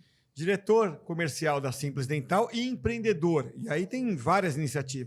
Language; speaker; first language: Portuguese; native; Portuguese